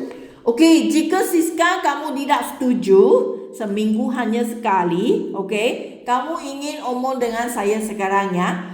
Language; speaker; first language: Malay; non-native, local second language; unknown